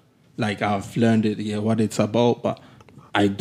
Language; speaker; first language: English; non-native, local second language; Akan